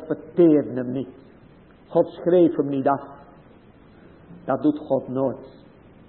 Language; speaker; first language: Dutch; native; Dutch